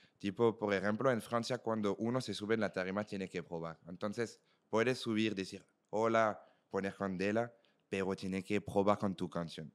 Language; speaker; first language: Spanish; non-native, fluent; French